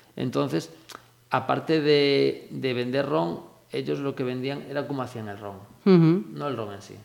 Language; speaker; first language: Spanish; native; Spanish